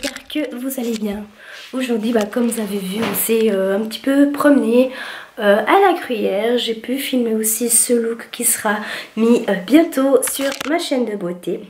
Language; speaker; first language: French; early bilingual, other home language; Portuguese